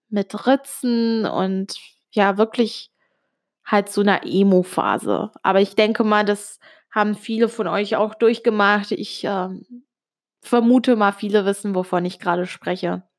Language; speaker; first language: German; early bilingual, other home language; Italian